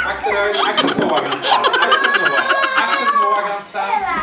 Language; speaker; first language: Dutch; native; Dutch